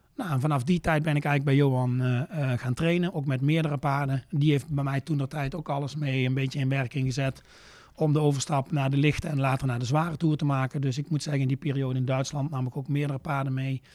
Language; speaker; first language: Dutch; native; Dutch